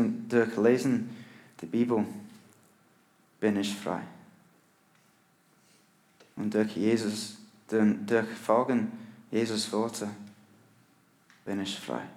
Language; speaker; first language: German; non-native, learner; English